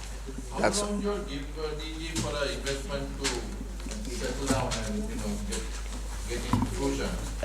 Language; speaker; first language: English; non-native, local second language; Sinhala